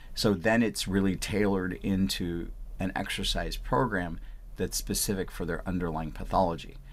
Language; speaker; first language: English; early bilingual, other home language; Punjabi